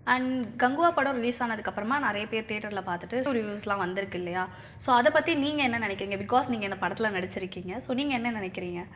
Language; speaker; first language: Tamil; native; Tamil